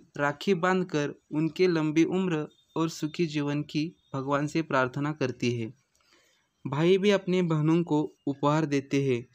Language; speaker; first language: Hindi; non-native, local second language; Marathi